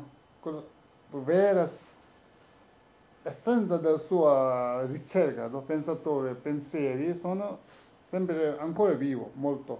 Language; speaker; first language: Italian; non-native, learner; Tibetan